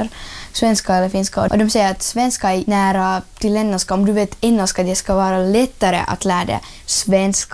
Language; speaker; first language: Swedish; non-native, learner; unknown